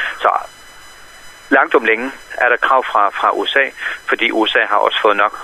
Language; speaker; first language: Danish; non-native, fluent; Arabic